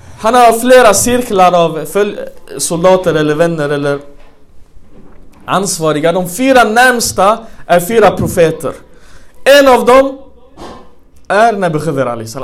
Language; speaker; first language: Swedish; non-native, fluent; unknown